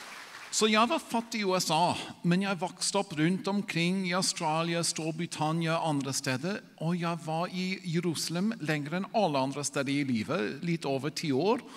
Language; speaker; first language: Norwegian; non-native, fluent; English